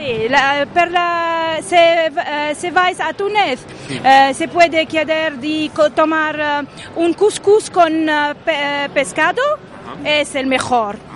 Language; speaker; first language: Spanish; non-native, local second language; Arabic